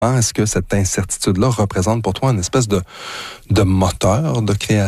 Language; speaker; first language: French; native; French